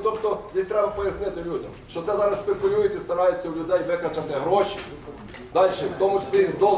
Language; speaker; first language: Ukrainian; native; Ukrainian